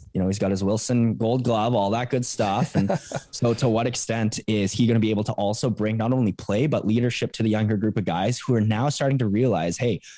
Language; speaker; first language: English; native; English